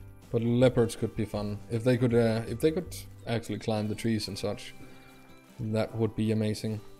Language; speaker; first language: English; non-native, fluent; Danish